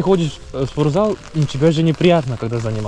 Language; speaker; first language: Russian; non-native, learner; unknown